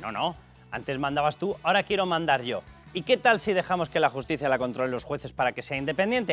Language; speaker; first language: Spanish; native; Spanish